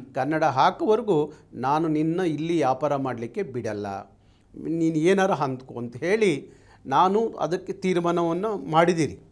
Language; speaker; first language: Kannada; native; Kannada